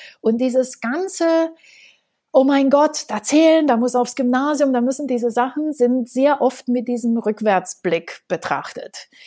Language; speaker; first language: German; non-native, fluent; Romanian